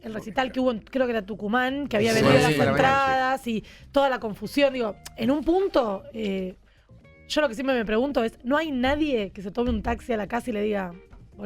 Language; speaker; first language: Spanish; native; Spanish